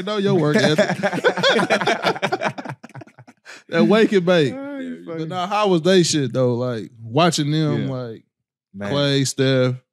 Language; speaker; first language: English; native; English